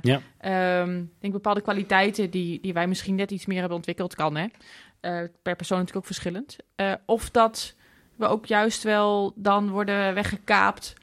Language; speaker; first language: Dutch; native; Dutch